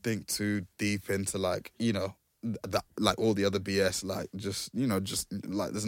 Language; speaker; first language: English; native; English